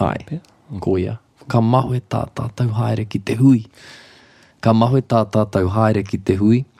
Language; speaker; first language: Māori; non-native, local second language; English